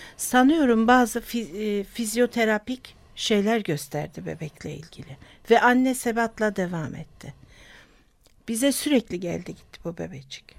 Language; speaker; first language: Turkish; native; Turkish